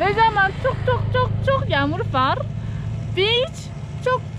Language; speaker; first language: Turkish; non-native, learner; Nepali